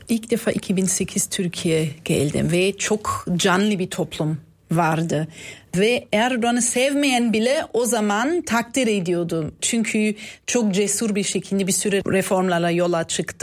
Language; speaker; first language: Turkish; non-native, fluent; German